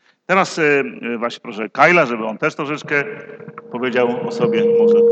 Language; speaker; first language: Polish; native; Polish